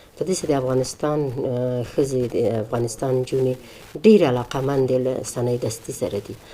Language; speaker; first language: Pashto; non-native, local second language; Persian